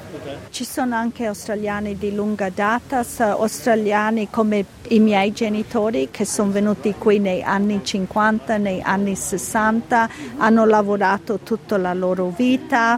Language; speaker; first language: Italian; early bilingual, heritage; Italian